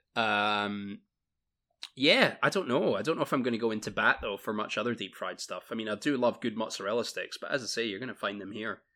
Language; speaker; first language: English; native; English